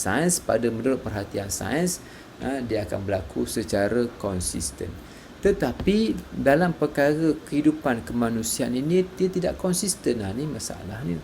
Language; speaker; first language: Malay; native; Malay